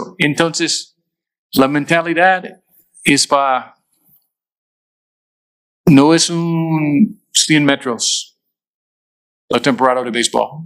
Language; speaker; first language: Spanish; non-native, fluent; English